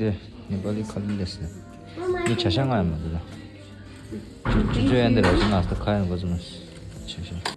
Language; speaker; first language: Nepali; non-native, local second language; Tibetan